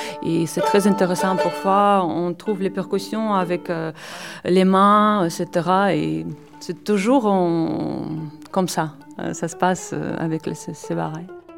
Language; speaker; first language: French; non-native, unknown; Russian